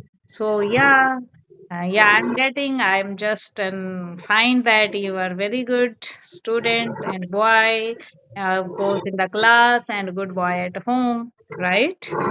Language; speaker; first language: English; non-native, learner; Hindi